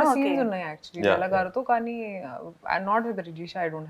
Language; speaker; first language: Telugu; non-native, local second language; Hindi